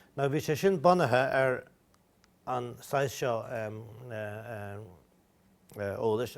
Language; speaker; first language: Irish; native; Irish